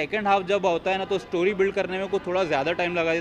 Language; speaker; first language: Hindi; native; Hindi